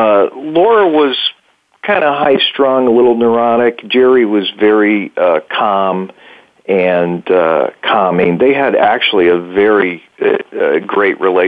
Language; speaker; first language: English; native; English